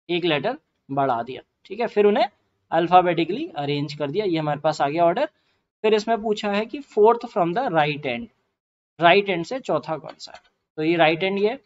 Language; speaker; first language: Hindi; native; Hindi